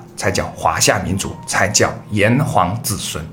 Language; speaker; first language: Chinese; native; Chinese